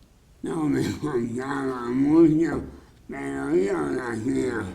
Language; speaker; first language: Spanish; non-native, fluent; English